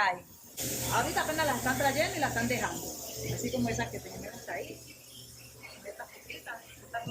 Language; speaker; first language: Spanish; native; Spanish